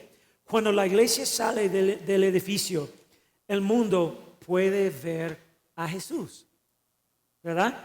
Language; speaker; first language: Spanish; non-native, fluent; English